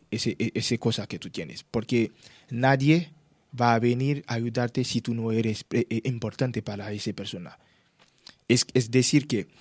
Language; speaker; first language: Spanish; non-native, learner; Haitian Creole